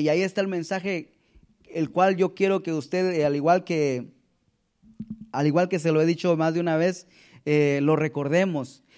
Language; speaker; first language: Spanish; native; Spanish